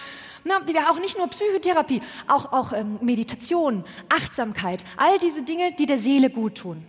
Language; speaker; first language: German; native; German